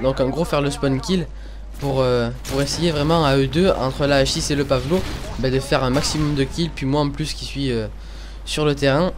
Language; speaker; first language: French; native; French